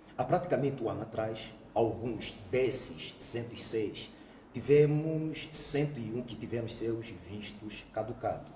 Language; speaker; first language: Portuguese; native; Portuguese